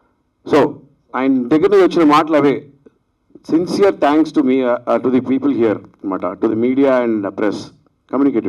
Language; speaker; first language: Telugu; native; Telugu